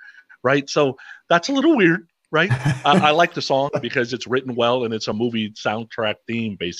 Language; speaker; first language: English; native; English